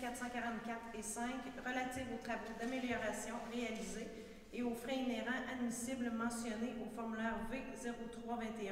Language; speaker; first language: French; native; French